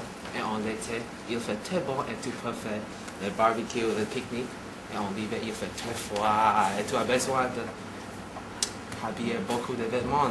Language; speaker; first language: French; non-native, learner; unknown